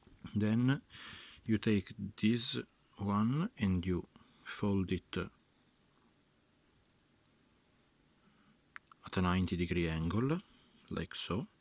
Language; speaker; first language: English; non-native, fluent; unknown